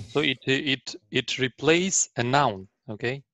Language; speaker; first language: English; non-native, learner; Arabic